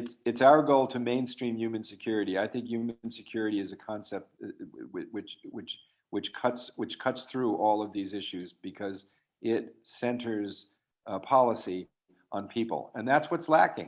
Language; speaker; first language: English; native; English